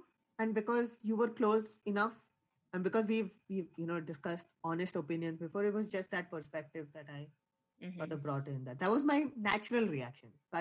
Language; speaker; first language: English; non-native, local second language; Hindi